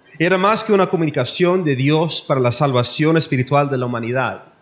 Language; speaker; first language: Spanish; non-native, learner; English